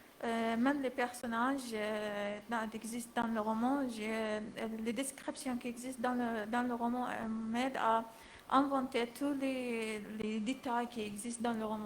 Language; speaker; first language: French; non-native, learner; Arabic